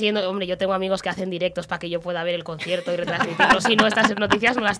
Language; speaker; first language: Spanish; native; Spanish